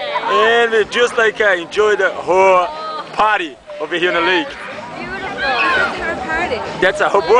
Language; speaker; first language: English; non-native, fluent; Portuguese